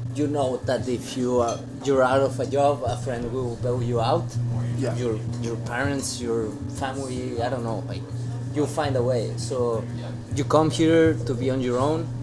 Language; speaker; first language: English; non-native, fluent; Spanish